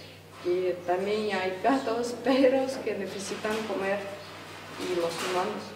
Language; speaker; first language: Spanish; non-native, fluent; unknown